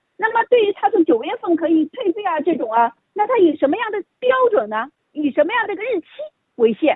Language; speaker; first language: Chinese; native; Chinese